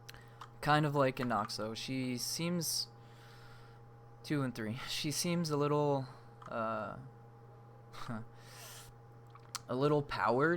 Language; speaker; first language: English; native; English